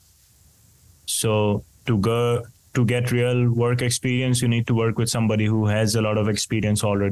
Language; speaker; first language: English; non-native, local second language; Hindi